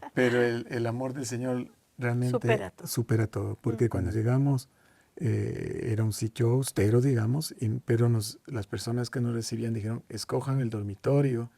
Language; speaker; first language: Spanish; native; Spanish